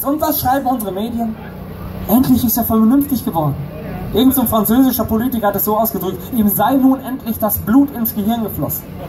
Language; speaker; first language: German; native; German